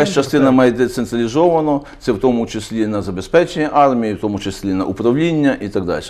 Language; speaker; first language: Ukrainian; native; Ukrainian